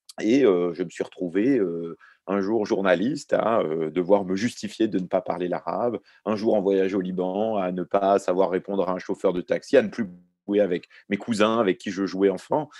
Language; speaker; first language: French; early bilingual, other home language; Arabic